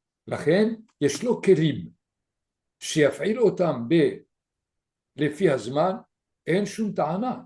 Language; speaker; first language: Hebrew; non-native, fluent; French